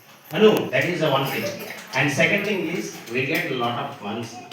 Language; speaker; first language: English; non-native, local second language; Telugu